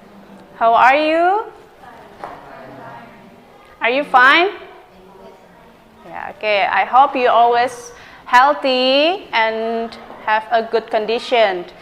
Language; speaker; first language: English; non-native, learner; Indonesian